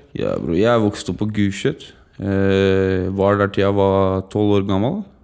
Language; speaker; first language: Norwegian; early bilingual, other home language; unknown